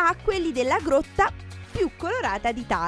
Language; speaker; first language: Italian; native; Italian